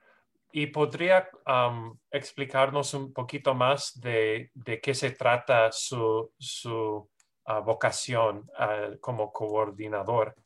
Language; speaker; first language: Spanish; non-native, fluent; English